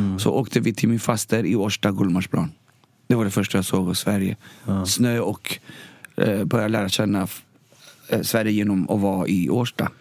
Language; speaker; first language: Swedish; early bilingual, other home language; Spanish